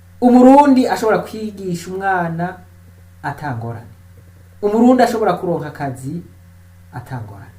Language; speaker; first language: Rundi; native; Rundi